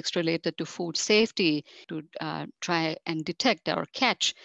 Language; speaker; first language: English; non-native, local second language; Marathi